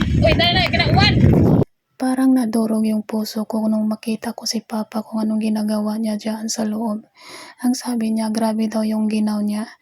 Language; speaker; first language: Filipino; non-native, local second language; Cebuano